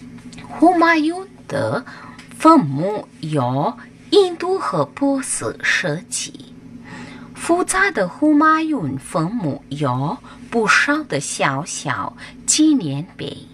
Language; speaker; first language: Chinese; non-native, learner; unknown